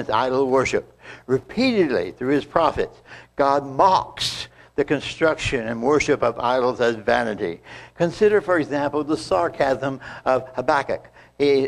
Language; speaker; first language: English; native; English